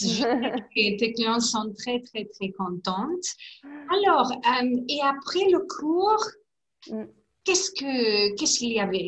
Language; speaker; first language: French; non-native, learner; English